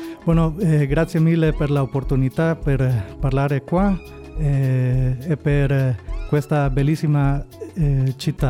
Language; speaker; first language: Italian; non-native, learner; Spanish